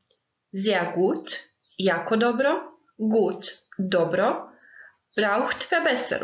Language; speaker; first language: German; non-native, fluent; Croatian